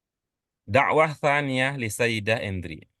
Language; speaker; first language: Indonesian; native; Indonesian